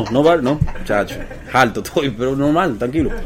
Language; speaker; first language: Spanish; early bilingual, other home language; English